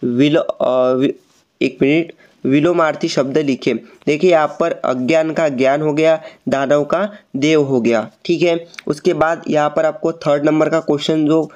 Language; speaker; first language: Hindi; non-native, local second language; Marathi